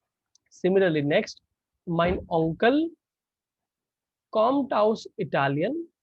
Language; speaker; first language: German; non-native, fluent; Hindi